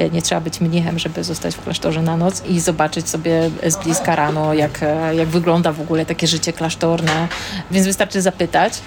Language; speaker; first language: Polish; native; Polish